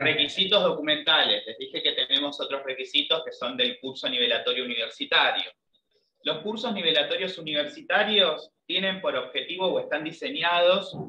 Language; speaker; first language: Spanish; native; Spanish